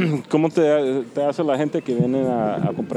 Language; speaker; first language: Spanish; early bilingual, heritage; Spanish